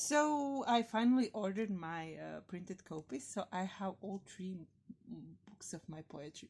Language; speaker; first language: English; non-native, fluent; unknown